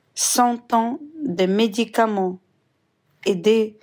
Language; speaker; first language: French; non-native, fluent; Ukrainian